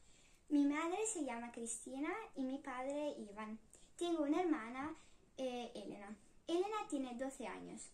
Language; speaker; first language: Spanish; non-native, learner; Italian